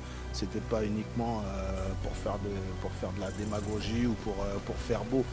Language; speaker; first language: French; native; French